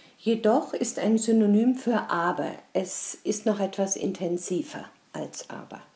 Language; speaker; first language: German; native; German